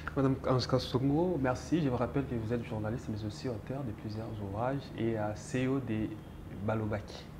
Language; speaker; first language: French; non-native, local second language; Lingala